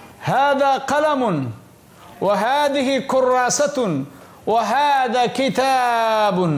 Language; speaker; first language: Arabic; non-native, fluent; Bangla